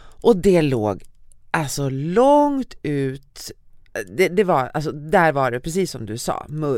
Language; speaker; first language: Swedish; native; Swedish